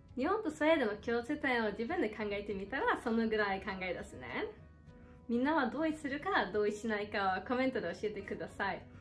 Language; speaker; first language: Japanese; non-native, fluent; Swedish